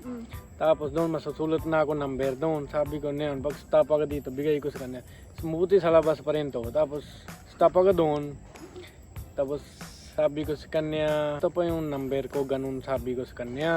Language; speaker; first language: Filipino; non-native, learner; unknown